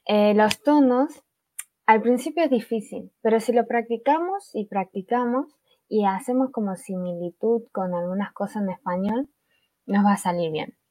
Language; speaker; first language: Spanish; early bilingual, other home language; Chinese